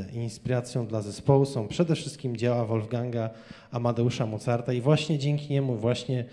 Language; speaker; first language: Polish; native; Polish